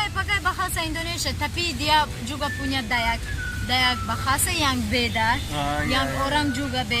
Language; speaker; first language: Indonesian; non-native, learner; Tajik